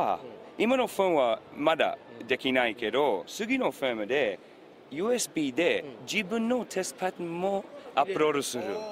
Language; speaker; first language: Japanese; non-native, learner; English